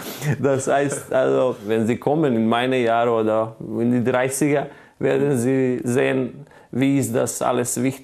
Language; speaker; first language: German; non-native, fluent; Croatian